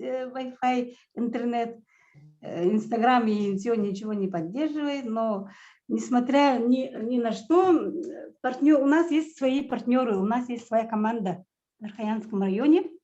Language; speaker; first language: Russian; non-native, local second language; Yakut